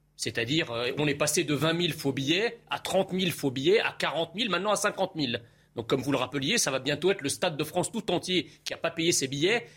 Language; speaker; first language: French; early bilingual, other home language; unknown